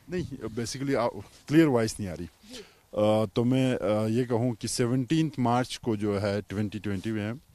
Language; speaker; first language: Hindi; non-native, local second language; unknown